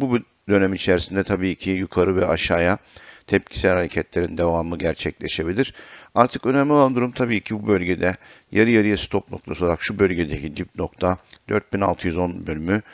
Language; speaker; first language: Turkish; native; Turkish